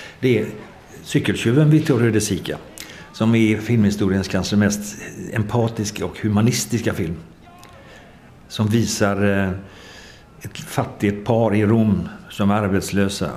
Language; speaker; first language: Swedish; native; Swedish